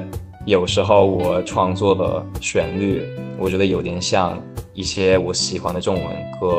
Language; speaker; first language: Chinese; non-native, fluent; English